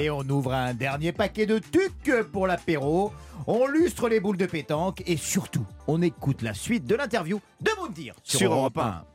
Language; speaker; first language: French; native; French